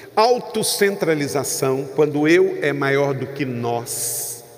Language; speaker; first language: Portuguese; native; Portuguese